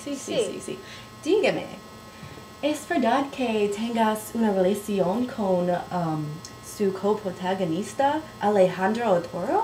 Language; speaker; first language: Spanish; non-native, learner; English